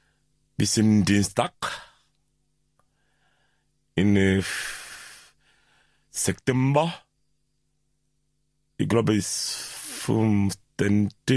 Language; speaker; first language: German; non-native, learner; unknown